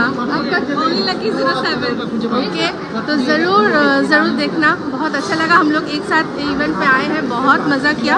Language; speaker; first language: Hindi; non-native, local second language; Bangla